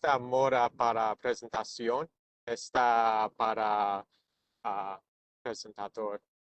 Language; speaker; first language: Spanish; non-native, learner; Portuguese